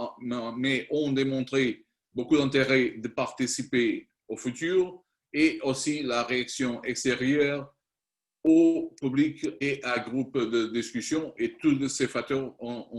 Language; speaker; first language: French; non-native, learner; Spanish